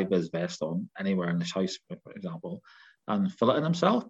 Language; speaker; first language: English; native; English